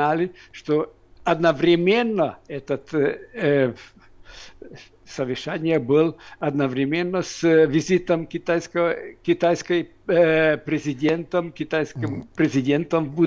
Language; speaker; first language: Russian; non-native, fluent; Hungarian